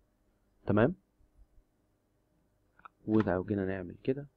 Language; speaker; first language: Arabic; native; Arabic